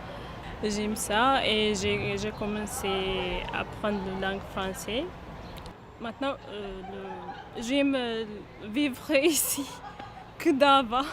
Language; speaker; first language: French; non-native, learner; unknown